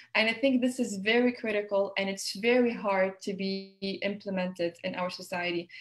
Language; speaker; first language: English; non-native, fluent; Arabic